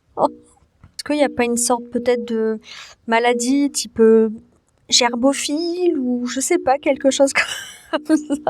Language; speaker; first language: French; native; French